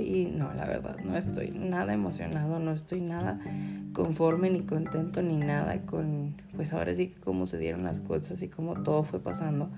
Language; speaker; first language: Spanish; native; Spanish